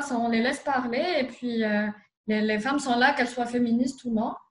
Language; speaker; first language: French; non-native, local second language; Arabic